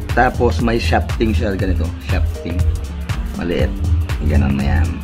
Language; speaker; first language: Filipino; non-native, local second language; Cebuano